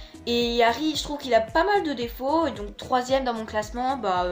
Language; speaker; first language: French; native; French